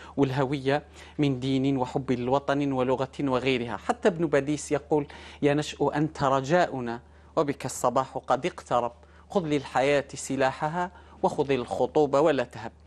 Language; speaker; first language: Arabic; native; Arabic